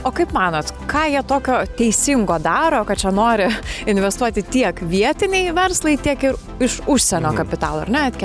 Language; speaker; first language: Lithuanian; native; Lithuanian